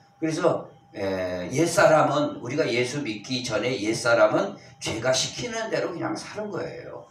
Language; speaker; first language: Korean; native; Korean